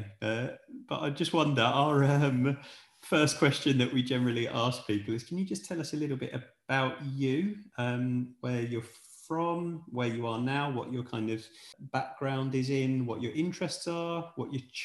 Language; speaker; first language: English; native; English